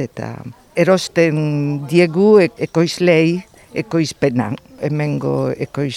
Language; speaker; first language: Basque; non-native, local second language; French